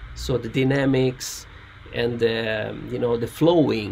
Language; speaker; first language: English; non-native, learner; Italian